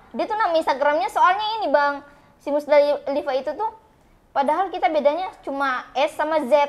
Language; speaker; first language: Indonesian; non-native, local second language; Buginese